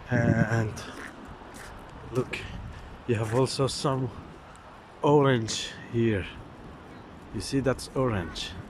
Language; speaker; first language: English; non-native, learner; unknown